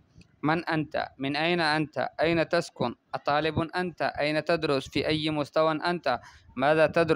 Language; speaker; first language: Arabic; non-native, fluent; Urdu